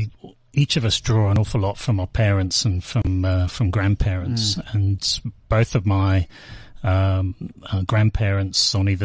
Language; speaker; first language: English; native; English